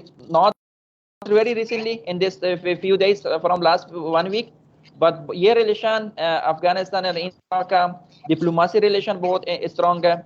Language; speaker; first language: Hindi; non-native, fluent; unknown